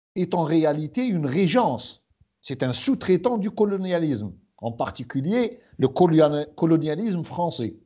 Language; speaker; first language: French; non-native, local second language; Arabic